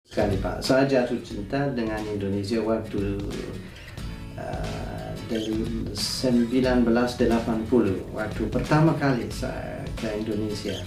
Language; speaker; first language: Indonesian; non-native, fluent; English